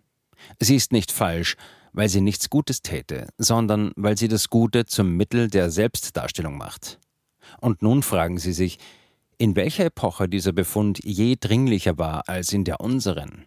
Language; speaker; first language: German; native; German